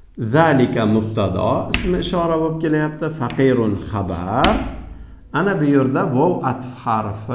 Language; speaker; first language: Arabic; non-native, fluent; Uzbek